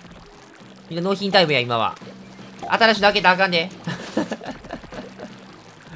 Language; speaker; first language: Japanese; native; Japanese